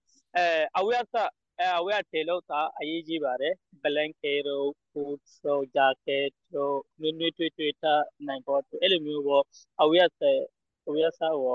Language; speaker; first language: Burmese; non-native, local second language; Rohingya